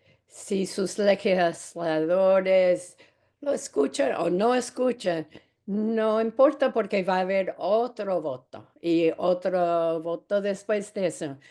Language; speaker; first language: Spanish; non-native, fluent; English